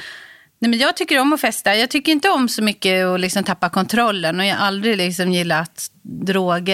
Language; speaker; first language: Swedish; native; Swedish